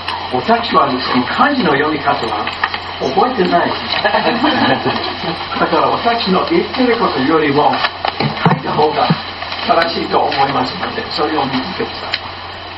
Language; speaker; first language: Japanese; non-native, learner; English